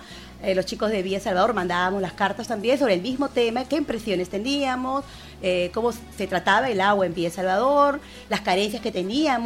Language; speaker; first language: Spanish; native; Spanish